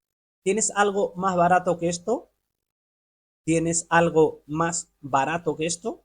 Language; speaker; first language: Spanish; non-native, fluent; Urdu